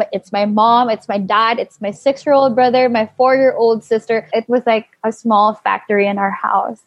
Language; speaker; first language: English; non-native, local second language; Filipino